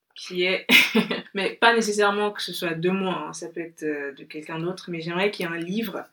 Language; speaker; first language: French; non-native, local second language; Bambara